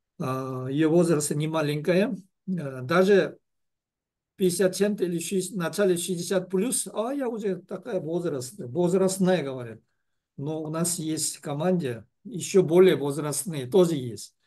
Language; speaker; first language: Russian; non-native, learner; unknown